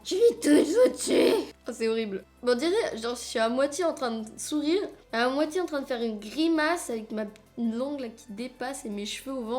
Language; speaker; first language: French; native; French